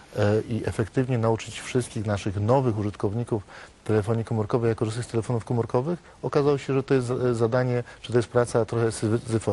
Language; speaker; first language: Polish; native; Polish